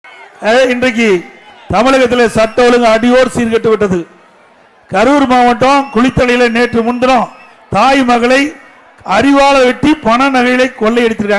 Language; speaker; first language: Tamil; native; Tamil